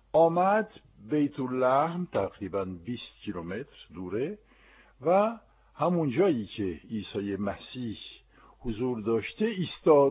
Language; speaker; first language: Persian; non-native, fluent; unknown